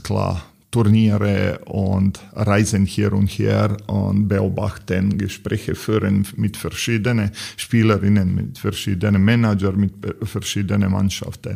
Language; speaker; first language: German; non-native, learner; Serbian